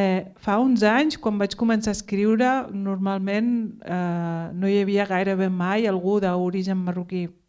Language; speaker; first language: Catalan; early bilingual, other home language; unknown